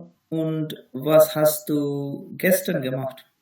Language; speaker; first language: German; non-native, learner; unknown